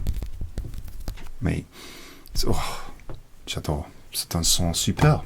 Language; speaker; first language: French; non-native, learner; English